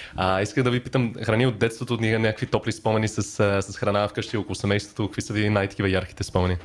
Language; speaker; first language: Bulgarian; early bilingual, heritage; Bulgarian